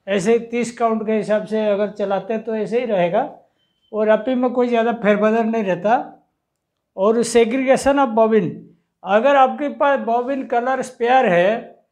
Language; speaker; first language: Hindi; non-native, local second language; Odia